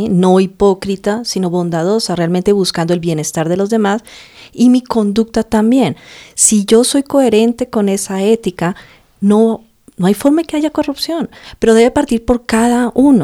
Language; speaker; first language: Spanish; native; Spanish